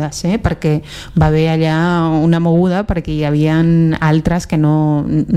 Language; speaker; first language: Catalan; non-native, fluent; Spanish